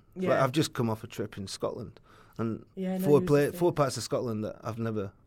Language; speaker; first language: English; native; English